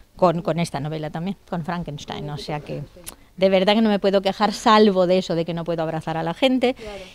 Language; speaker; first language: Spanish; native; Spanish